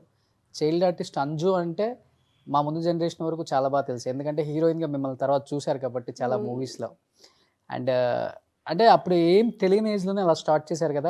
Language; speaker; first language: Telugu; native; Telugu